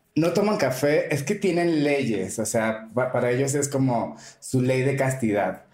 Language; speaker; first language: Spanish; native; Spanish